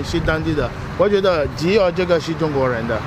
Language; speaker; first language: Chinese; non-native, fluent; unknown